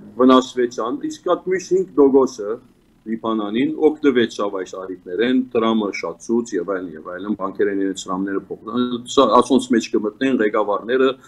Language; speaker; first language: Armenian; early bilingual, heritage; Armenian